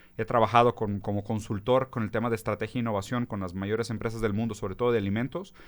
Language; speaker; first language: Spanish; early bilingual, other home language; Portuguese